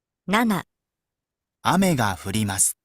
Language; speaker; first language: Japanese; non-native, learner; Indonesian